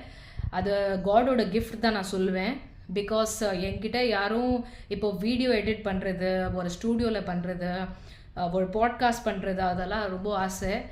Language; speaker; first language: Tamil; non-native, local second language; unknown